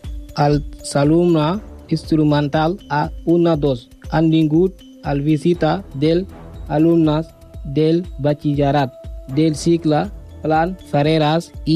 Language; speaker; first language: Catalan; non-native, learner; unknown